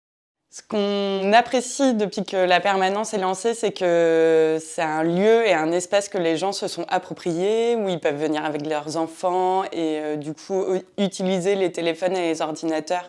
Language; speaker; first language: French; native; French